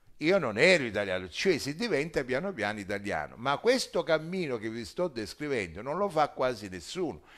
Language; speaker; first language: Italian; native; Italian